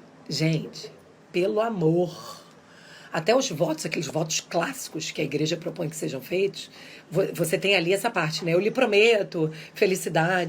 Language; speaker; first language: Portuguese; native; Portuguese